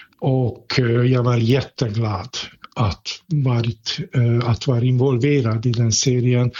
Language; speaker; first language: Swedish; non-native, fluent; Hungarian